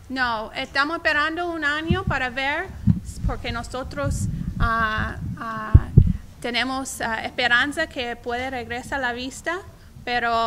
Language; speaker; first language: Spanish; non-native, learner; English